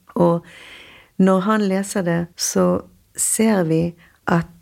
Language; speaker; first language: Norwegian; non-native, fluent; Spanish